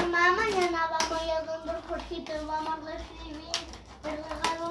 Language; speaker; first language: Spanish; native; Spanish